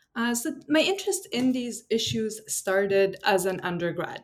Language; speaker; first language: English; non-native, fluent; Turkish